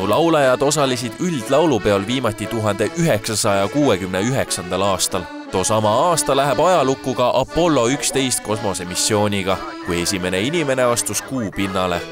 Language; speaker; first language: Estonian; native; Estonian